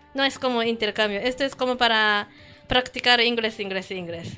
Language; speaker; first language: Spanish; non-native, learner; Japanese